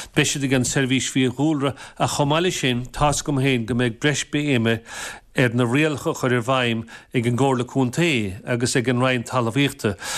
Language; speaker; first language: Irish; native; Irish